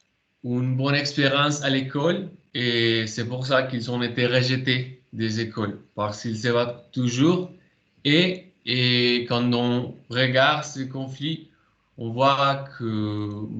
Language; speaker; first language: French; non-native, fluent; Spanish